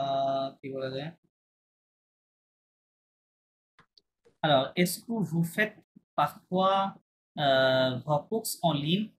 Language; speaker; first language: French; non-native, fluent; Bangla